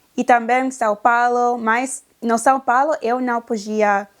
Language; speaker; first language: Portuguese; non-native, learner; English